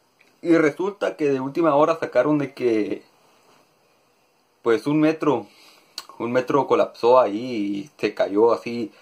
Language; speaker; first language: Spanish; native; Spanish